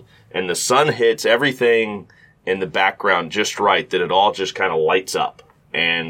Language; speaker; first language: English; native; English